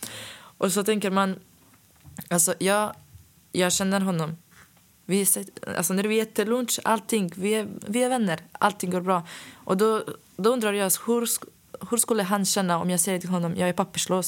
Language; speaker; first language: Swedish; non-native, fluent; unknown